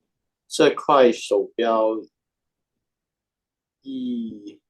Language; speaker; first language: Chinese; non-native, learner; Indonesian